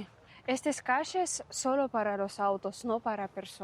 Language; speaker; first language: Spanish; non-native, fluent; Russian